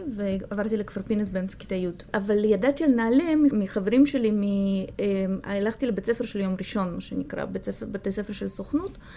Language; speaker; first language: Hebrew; non-native, fluent; Russian